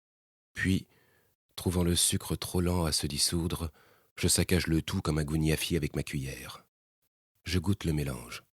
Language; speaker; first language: French; native; French